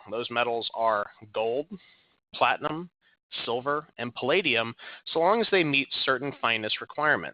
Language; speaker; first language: English; native; English